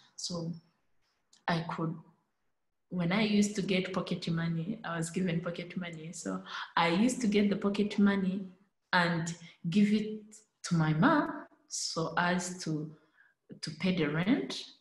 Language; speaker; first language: English; non-native, local second language; Kinyarwanda